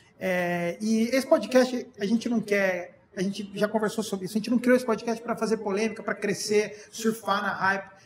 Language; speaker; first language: Portuguese; native; Portuguese